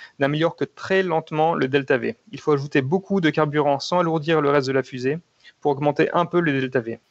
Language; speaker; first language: French; native; French